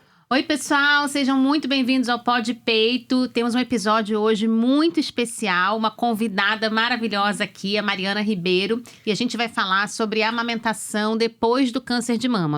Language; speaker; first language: Portuguese; native; Portuguese